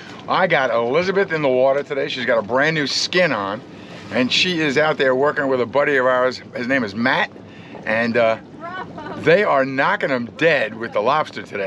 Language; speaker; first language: English; native; English